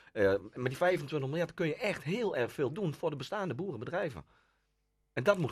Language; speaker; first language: Dutch; native; Dutch